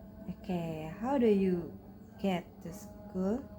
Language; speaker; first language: English; non-native, learner; Indonesian